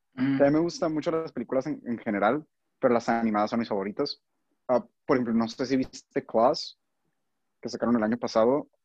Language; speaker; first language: Spanish; native; Spanish